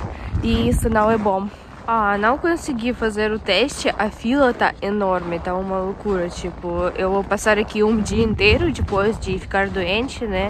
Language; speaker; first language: Portuguese; non-native, fluent; Russian